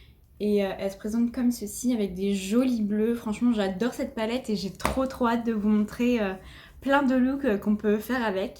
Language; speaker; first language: French; native; French